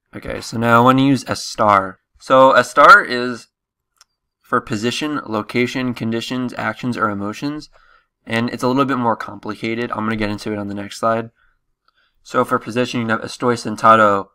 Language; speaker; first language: English; native; English